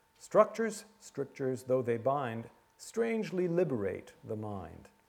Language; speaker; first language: English; native; English